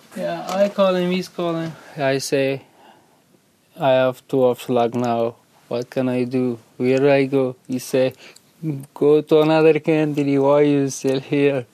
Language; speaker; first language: English; non-native, learner; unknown